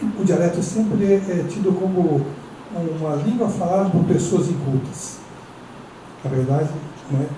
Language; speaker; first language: Portuguese; native; Portuguese